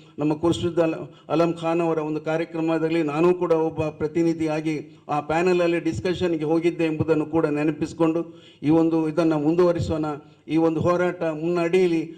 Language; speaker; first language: Kannada; non-native, local second language; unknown